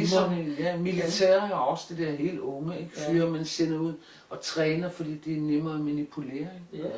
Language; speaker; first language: Danish; non-native, local second language; Kalaallisut